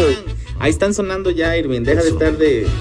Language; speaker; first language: Spanish; native; Spanish